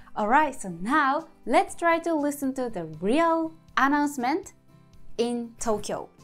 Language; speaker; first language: English; non-native, fluent; Japanese